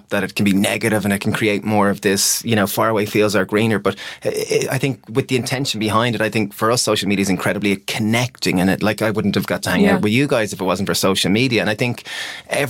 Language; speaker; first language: English; native; English